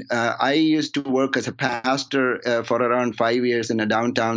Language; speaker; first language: English; non-native, local second language; Malayalam